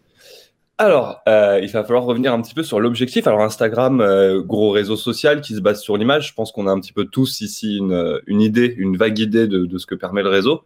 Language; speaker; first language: French; native; French